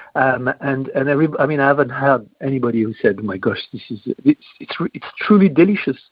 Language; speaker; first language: English; non-native, fluent; French